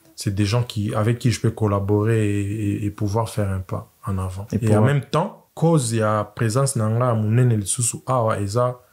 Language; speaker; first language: French; non-native, local second language; Swahili